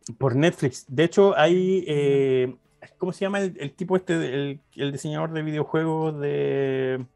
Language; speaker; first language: Spanish; native; Spanish